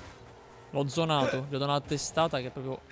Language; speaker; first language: Italian; native; Italian